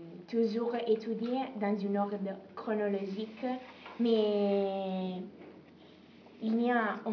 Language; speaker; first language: French; non-native, fluent; Italian